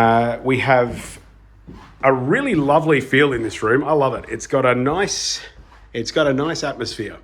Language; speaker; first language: English; native; English